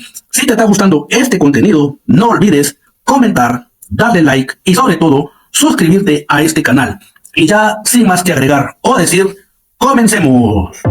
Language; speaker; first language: Spanish; native; Spanish